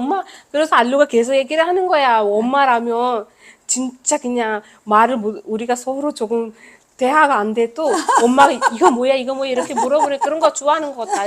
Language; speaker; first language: Korean; non-native, learner; Malayalam